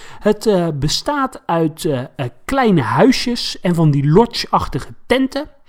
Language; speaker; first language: Dutch; native; Dutch